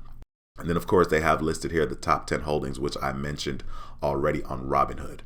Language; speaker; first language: English; native; English